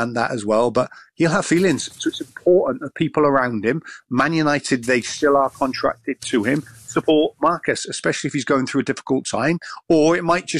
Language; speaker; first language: English; native; English